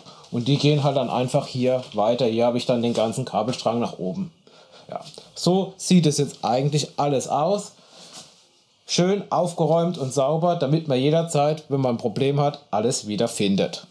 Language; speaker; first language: German; native; German